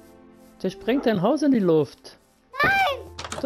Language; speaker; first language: German; native; German